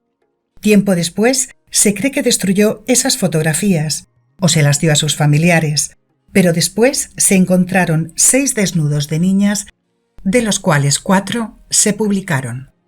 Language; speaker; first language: Spanish; native; Spanish